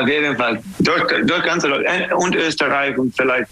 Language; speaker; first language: German; non-native, fluent; English